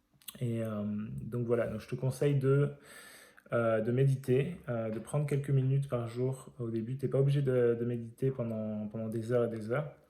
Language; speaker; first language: French; native; French